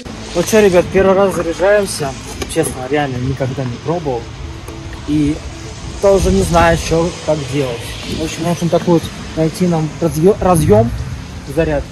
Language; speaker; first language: Russian; native; Russian